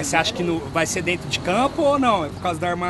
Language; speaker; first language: Portuguese; native; Portuguese